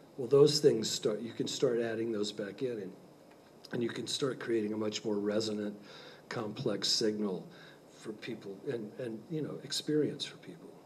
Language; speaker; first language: English; native; English